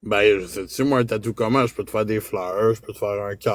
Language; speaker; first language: French; native; French